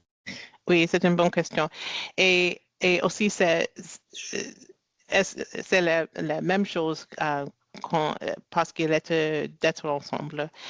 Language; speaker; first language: French; non-native, learner; English